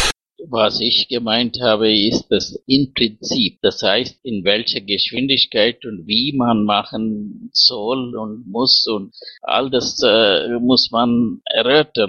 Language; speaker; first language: German; non-native, fluent; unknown